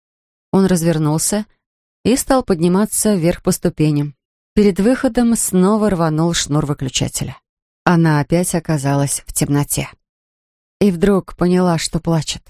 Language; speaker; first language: Russian; native; Russian